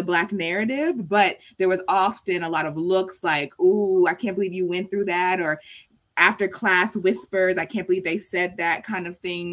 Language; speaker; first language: English; native; English